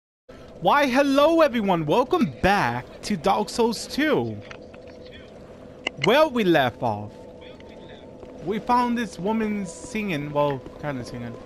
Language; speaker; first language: English; native; English